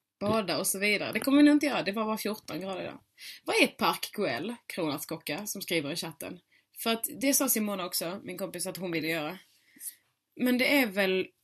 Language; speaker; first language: Swedish; native; Swedish